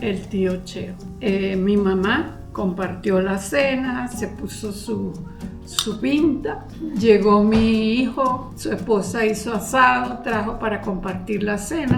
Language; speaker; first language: Spanish; native; Spanish